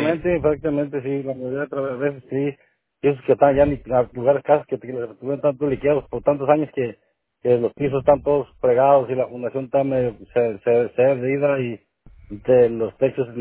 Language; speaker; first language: Spanish; native; Spanish